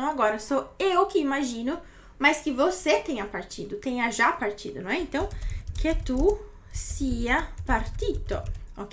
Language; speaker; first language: Portuguese; native; Portuguese